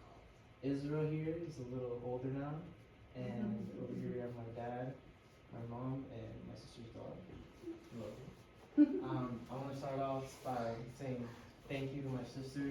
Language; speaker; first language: English; early bilingual, other home language; Spanish